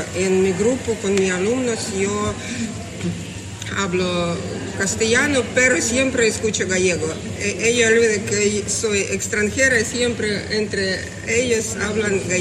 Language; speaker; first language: Spanish; non-native, learner; Russian